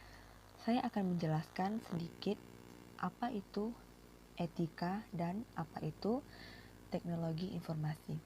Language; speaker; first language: Indonesian; native; Indonesian